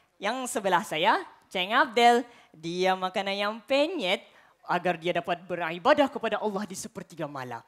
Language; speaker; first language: Malay; native; Malay